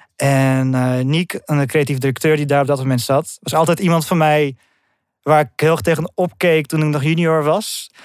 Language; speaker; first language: Dutch; early bilingual, other home language; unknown